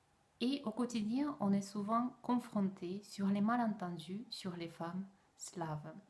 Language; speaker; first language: French; non-native, fluent; Russian